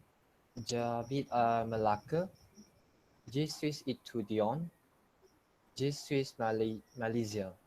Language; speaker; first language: French; non-native, learner; Malay